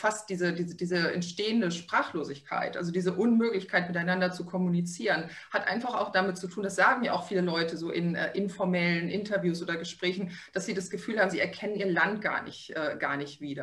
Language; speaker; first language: German; native; German